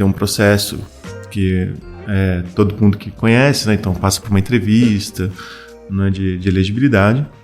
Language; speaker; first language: Portuguese; native; Portuguese